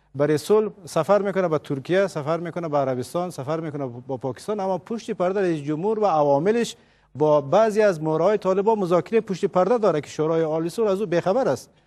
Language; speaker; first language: Persian; native; Persian